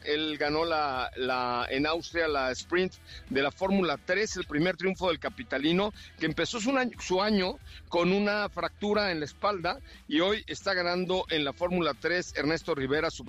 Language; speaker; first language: Spanish; native; Spanish